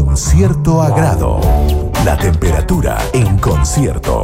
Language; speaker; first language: Spanish; native; Spanish